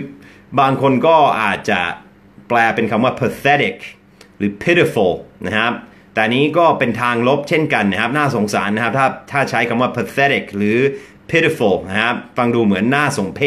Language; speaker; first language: Thai; non-native, fluent; English